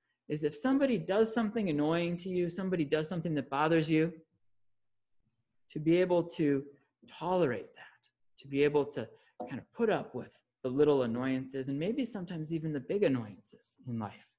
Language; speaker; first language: English; native; English